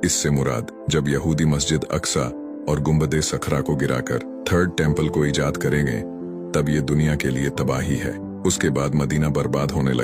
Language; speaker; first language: Hindi; native; Hindi